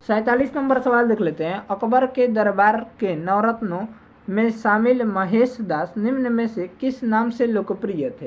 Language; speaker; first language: Hindi; native; Hindi